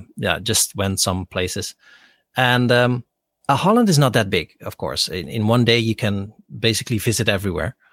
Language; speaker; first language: English; non-native, fluent; Dutch